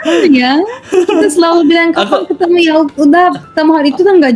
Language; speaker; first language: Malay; non-native, fluent; Turkish